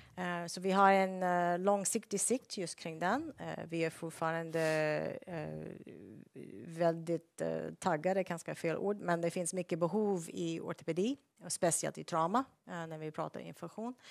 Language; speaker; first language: Swedish; non-native, fluent; English